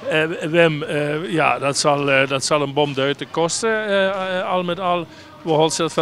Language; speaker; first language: Dutch; native; Dutch